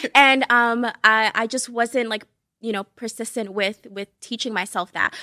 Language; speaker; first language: English; early bilingual, other home language; Kabuverdianu